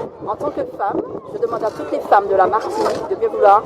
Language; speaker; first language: French; native; French